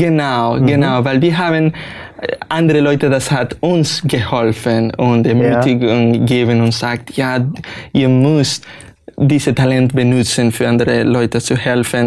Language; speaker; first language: German; non-native, learner; Spanish